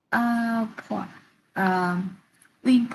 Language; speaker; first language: French; non-native, learner; Vietnamese